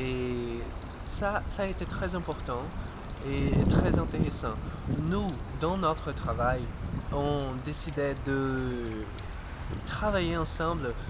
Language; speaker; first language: French; non-native, fluent; Portuguese